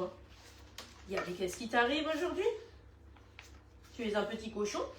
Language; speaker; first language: French; native; French